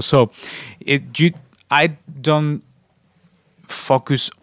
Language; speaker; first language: English; non-native, fluent; Spanish